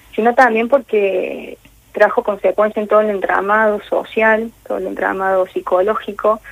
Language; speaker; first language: Spanish; native; Spanish